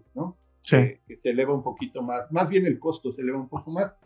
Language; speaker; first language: Spanish; native; Spanish